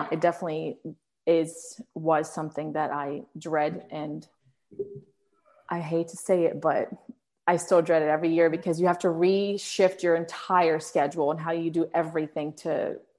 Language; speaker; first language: English; early bilingual, other home language; Arabic